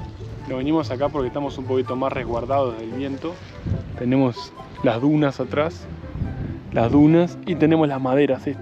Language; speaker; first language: Spanish; native; Spanish